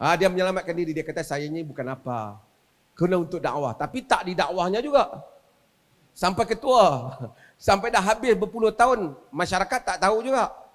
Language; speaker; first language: Malay; native; Malay